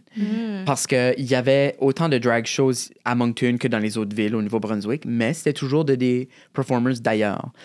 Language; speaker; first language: French; native; French